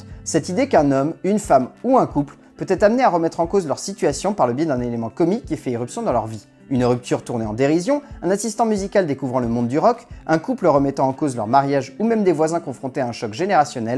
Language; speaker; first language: French; native; French